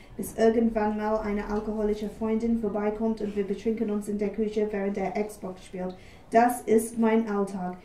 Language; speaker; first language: German; non-native, fluent; English